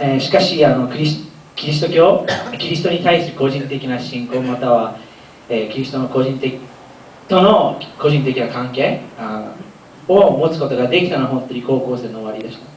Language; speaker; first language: Japanese; early bilingual, other home language; Korean